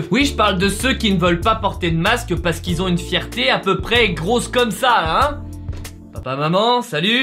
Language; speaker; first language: French; native; French